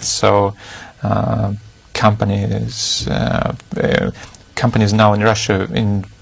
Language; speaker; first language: English; non-native, fluent; Russian